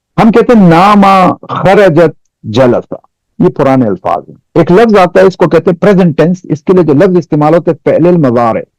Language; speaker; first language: Urdu; non-native, local second language; Pashto